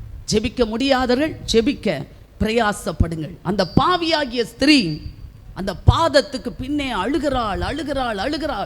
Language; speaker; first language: Tamil; native; Tamil